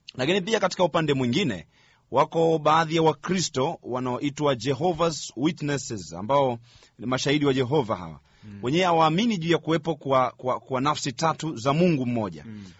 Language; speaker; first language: Swahili; native; Swahili